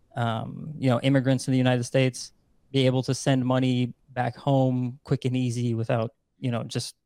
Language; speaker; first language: English; non-native, fluent; Dutch